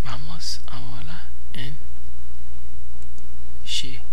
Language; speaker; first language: Spanish; non-native, fluent; Haitian Creole